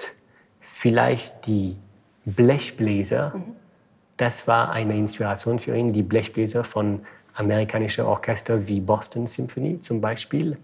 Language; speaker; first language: German; non-native, fluent; French